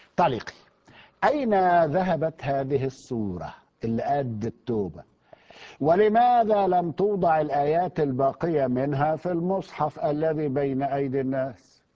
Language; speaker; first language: Arabic; native; Arabic